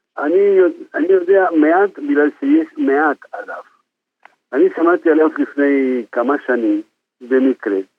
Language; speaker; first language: Hebrew; non-native, fluent; Spanish